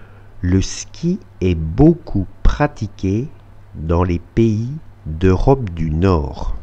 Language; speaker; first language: French; non-native, fluent; Russian